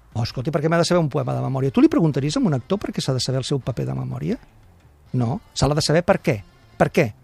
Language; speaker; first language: Catalan; native; Catalan